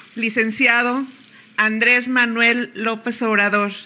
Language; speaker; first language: Spanish; native; Spanish